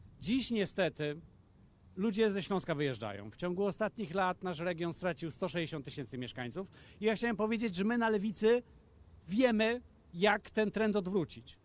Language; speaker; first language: Polish; native; Polish